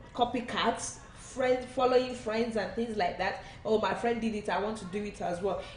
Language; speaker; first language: English; non-native, local second language; Yoruba